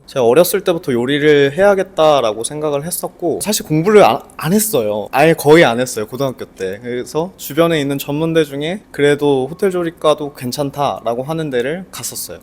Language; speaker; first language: Korean; native; Korean